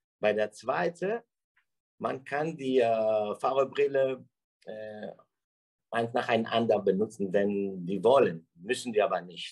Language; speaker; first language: German; non-native, fluent; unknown